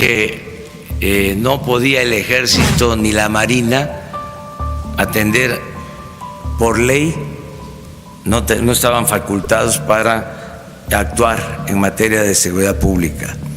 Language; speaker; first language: Spanish; native; Spanish